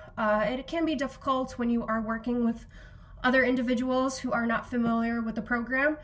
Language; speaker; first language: English; native; English